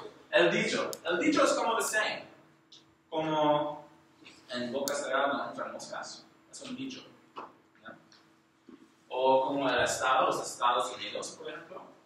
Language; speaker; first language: Spanish; non-native, learner; English